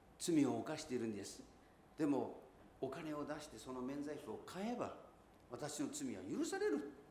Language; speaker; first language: Japanese; native; Japanese